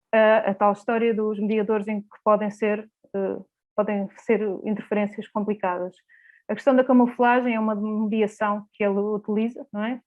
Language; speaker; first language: Portuguese; native; Portuguese